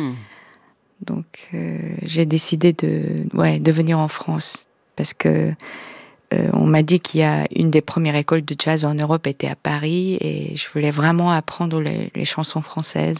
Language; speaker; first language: French; non-native, fluent; Korean